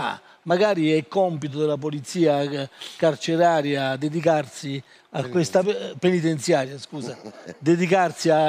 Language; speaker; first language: Italian; native; Italian